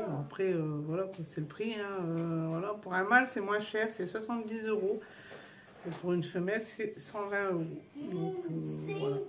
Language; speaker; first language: French; native; French